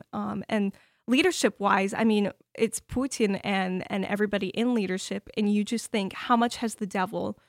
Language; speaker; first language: English; early bilingual, other home language; Ukrainian